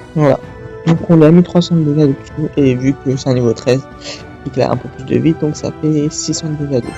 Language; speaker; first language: French; native; French